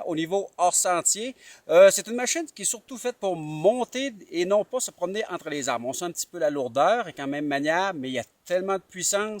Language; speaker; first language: French; native; French